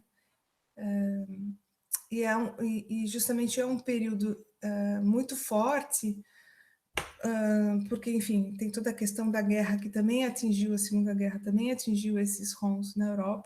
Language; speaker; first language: Portuguese; native; Portuguese